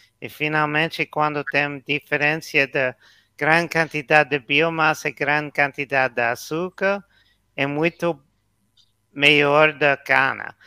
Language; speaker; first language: Portuguese; non-native, learner; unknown